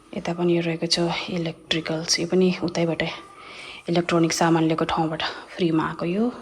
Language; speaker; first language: Nepali; native; Nepali